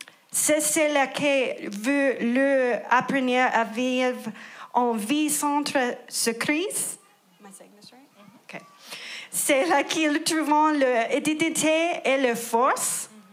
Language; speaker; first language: French; non-native, learner; English